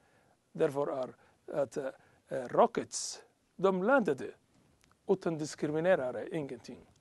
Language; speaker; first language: Swedish; non-native, learner; Somali